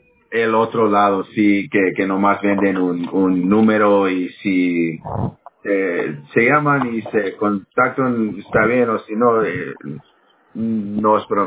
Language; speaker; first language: Spanish; non-native, learner; English